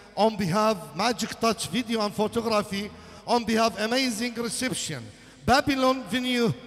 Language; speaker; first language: English; non-native, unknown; Assyrian Neo-Aramaic